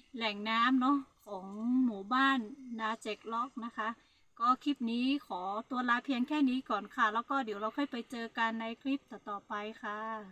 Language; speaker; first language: Thai; non-native, local second language; Hmong